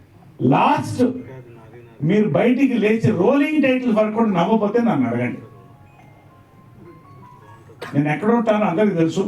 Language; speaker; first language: Telugu; native; Telugu